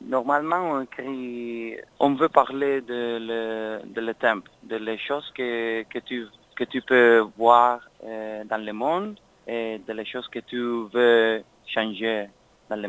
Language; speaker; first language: French; non-native, learner; Spanish